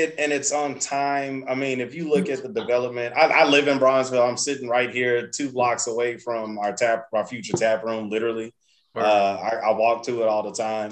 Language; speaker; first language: English; native; English